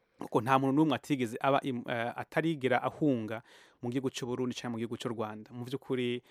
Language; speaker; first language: Rundi; early bilingual, heritage; Rundi